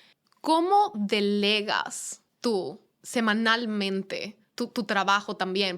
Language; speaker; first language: Spanish; native; Spanish